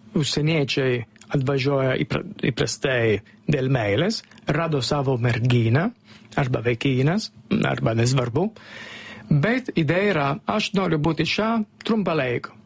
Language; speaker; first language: Lithuanian; non-native, fluent; Italian